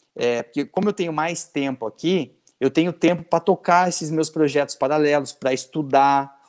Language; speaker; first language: Portuguese; native; Portuguese